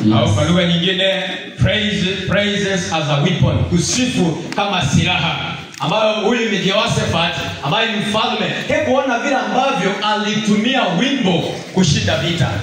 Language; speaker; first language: Swahili; non-native, local second language; Gusii